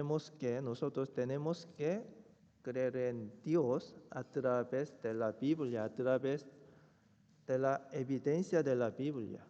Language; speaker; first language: Spanish; non-native, fluent; Korean